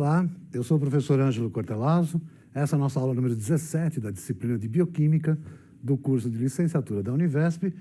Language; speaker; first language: Portuguese; native; Portuguese